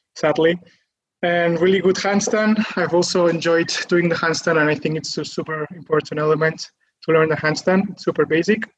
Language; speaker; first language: English; non-native, fluent; Catalan